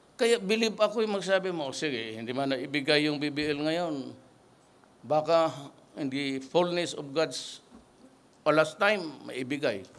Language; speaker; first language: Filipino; non-native, local second language; Cebuano